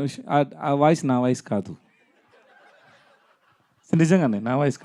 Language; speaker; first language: Telugu; non-native, learner; Tamil